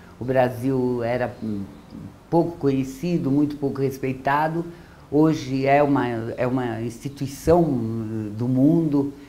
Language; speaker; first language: Portuguese; early bilingual, other home language; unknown